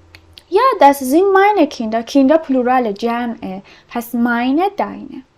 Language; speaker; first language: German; non-native, fluent; Persian